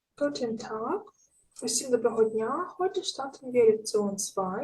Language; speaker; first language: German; non-native, fluent; Ukrainian